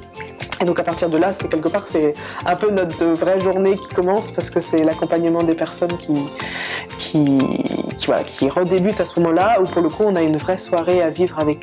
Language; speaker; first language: French; native; French